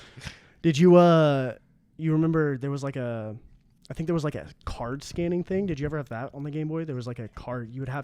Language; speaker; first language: English; native; English